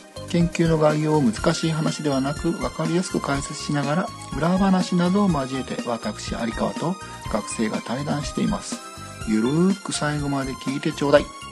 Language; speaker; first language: Japanese; native; Japanese